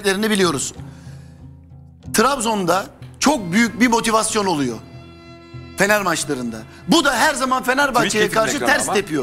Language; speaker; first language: Turkish; native; Turkish